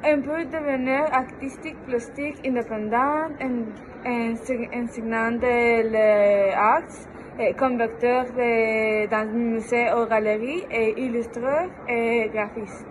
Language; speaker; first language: French; non-native, learner; Spanish